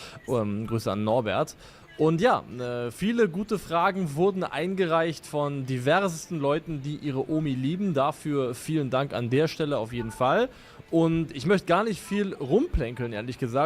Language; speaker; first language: German; native; German